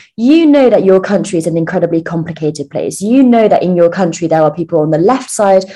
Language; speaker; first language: English; early bilingual, other home language; Chinese